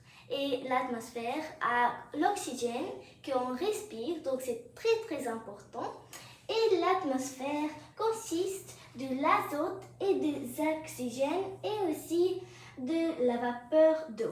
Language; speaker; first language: French; non-native, fluent; English